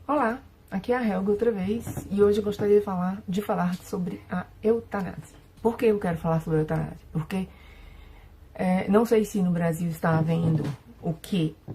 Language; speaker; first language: Portuguese; non-native, fluent; Spanish